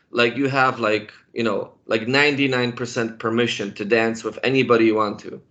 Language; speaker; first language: English; non-native, fluent; Polish